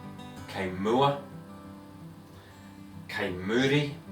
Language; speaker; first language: Māori; non-native, learner; English